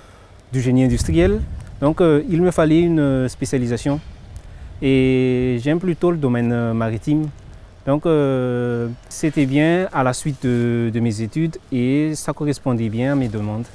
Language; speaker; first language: French; non-native, local second language; Malagasy